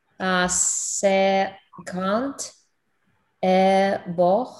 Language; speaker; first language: French; non-native, learner; English